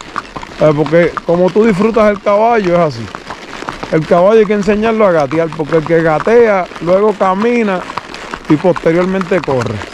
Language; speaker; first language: Spanish; native; Spanish